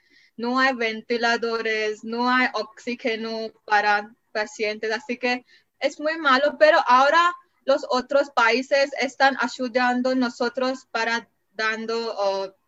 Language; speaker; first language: Spanish; non-native, learner; Marathi